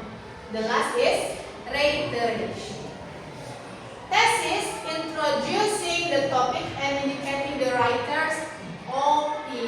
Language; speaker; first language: English; non-native, learner; Indonesian